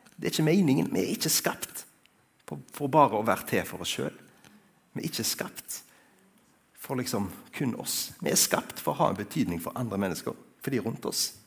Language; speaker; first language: Norwegian; native; Norwegian